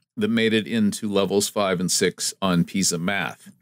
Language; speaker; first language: English; native; English